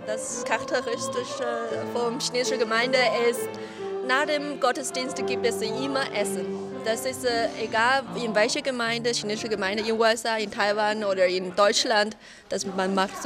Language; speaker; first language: German; non-native, fluent; Chinese